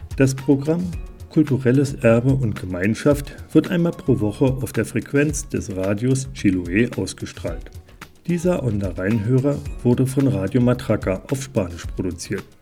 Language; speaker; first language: German; native; German